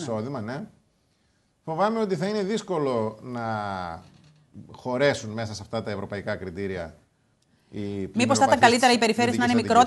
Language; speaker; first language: Greek; native; Greek